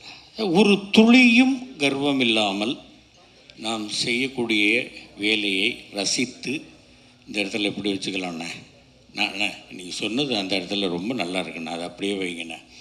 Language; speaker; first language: Tamil; native; Tamil